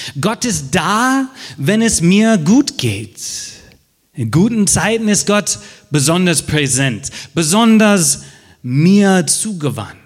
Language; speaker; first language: German; non-native, fluent; English